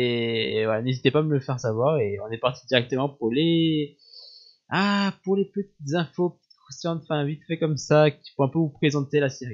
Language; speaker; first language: French; native; French